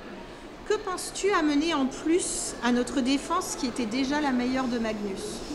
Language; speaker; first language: French; native; French